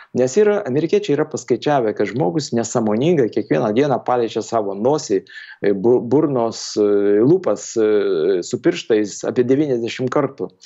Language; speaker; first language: Lithuanian; native; Lithuanian